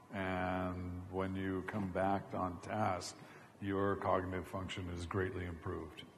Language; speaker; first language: English; native; English